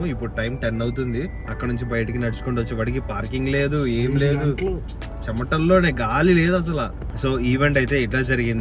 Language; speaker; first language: Telugu; native; Telugu